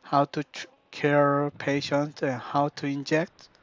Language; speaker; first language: English; non-native, learner; Korean